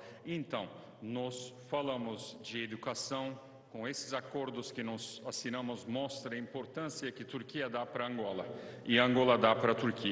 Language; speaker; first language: Portuguese; non-native, fluent; Turkish